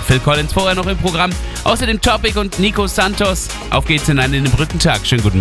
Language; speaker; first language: German; native; German